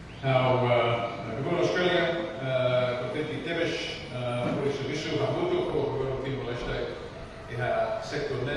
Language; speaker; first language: Portuguese; non-native, local second language; Tetum